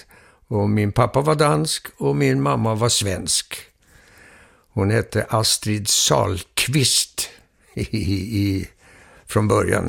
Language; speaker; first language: Swedish; early bilingual, heritage; Swedish